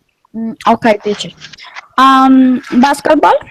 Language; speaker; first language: English; non-native, learner; Spanish